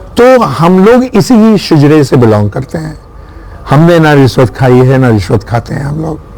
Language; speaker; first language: Hindi; native; Hindi